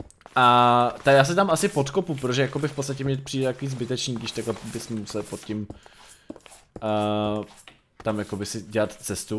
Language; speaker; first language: Czech; native; Czech